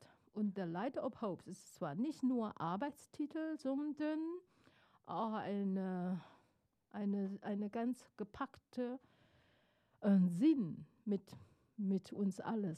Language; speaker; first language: German; non-native, fluent; Chinese